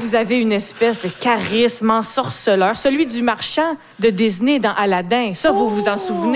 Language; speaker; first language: French; native; French